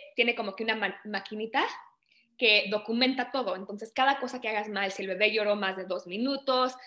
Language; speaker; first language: Spanish; early bilingual, other home language; English